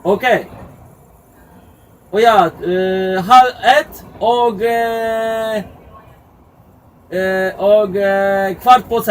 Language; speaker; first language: Swedish; non-native, learner; Polish